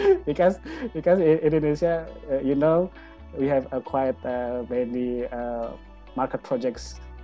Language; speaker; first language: English; non-native, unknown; Indonesian